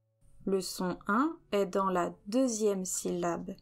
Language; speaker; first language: French; native; French